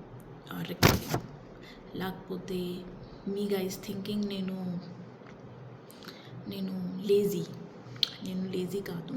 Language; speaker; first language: Telugu; non-native, learner; Marathi